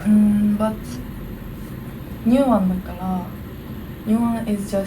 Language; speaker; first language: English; non-native, learner; Japanese